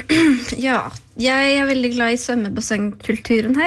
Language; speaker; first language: Norwegian; early bilingual, other home language; Icelandic